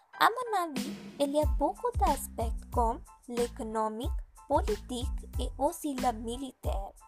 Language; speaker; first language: French; non-native, learner; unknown